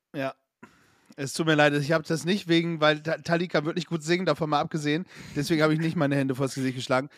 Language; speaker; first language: German; native; German